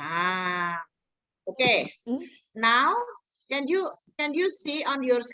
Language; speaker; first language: English; non-native, fluent; Indonesian